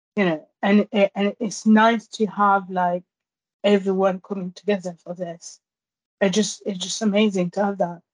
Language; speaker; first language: English; non-native, fluent; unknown